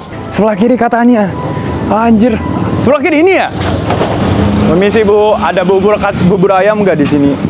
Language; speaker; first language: Indonesian; non-native, fluent; Japanese